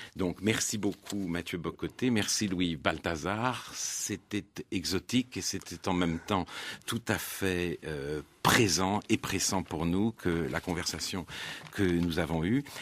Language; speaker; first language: French; native; French